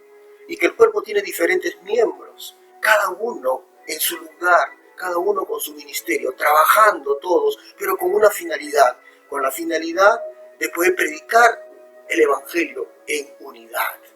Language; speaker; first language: Spanish; native; Spanish